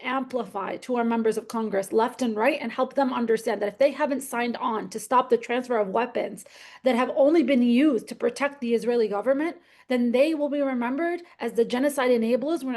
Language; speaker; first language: English; native; English